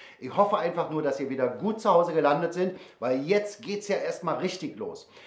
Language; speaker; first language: German; native; German